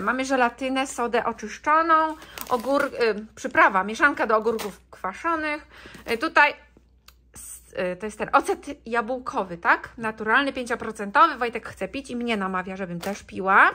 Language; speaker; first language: Polish; native; Polish